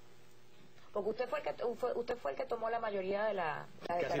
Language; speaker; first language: Spanish; native; Spanish